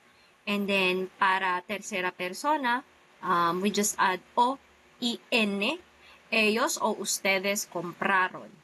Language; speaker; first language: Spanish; non-native, fluent; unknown